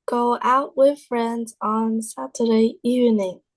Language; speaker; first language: English; non-native, learner; Vietnamese